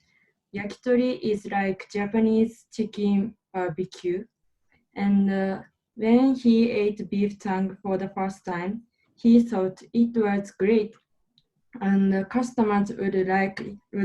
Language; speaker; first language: English; non-native, learner; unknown